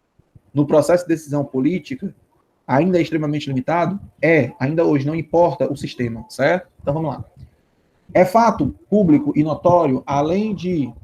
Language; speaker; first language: Portuguese; native; Portuguese